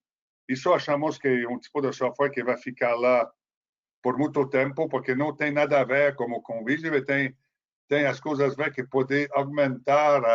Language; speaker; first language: Portuguese; non-native, fluent; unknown